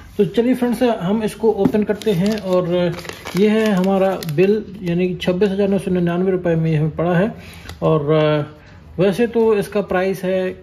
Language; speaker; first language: Hindi; native; Hindi